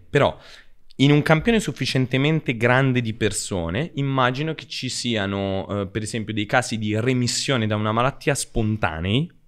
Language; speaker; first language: Italian; native; Italian